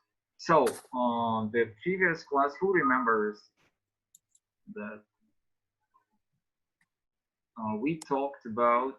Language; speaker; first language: English; non-native, fluent; Russian